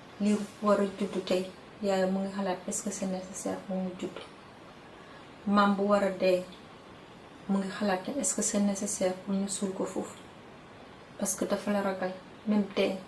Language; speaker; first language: Wolof; non-native, local second language; Jola-Fonyi